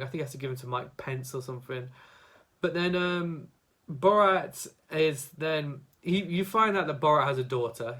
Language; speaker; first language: English; native; English